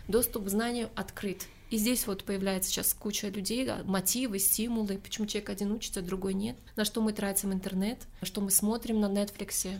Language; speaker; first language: Russian; non-native, local second language; Tajik